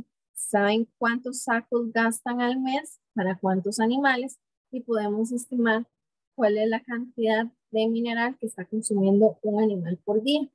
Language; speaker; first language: Spanish; native; Spanish